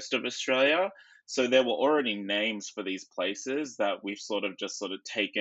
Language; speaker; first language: English; native; English